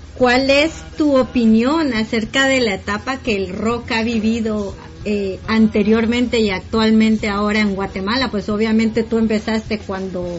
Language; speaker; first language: Spanish; native; Spanish